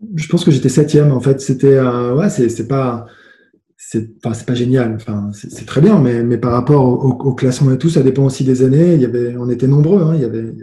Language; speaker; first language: French; native; French